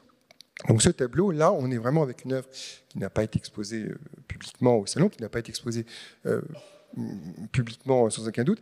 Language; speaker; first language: French; native; French